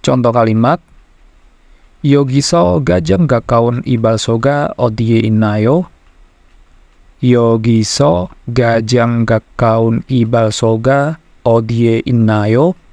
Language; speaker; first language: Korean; non-native, fluent; Indonesian